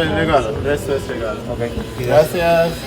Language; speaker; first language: Spanish; non-native, learner; Persian